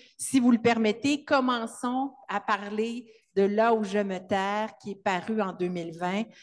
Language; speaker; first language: French; native; French